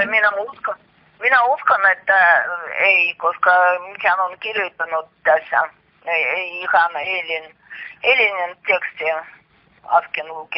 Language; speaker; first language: Finnish; non-native, learner; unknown